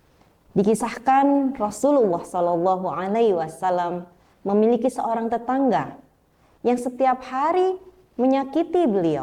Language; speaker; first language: Indonesian; native; Indonesian